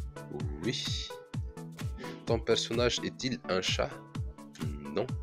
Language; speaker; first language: French; non-native, local second language; Malagasy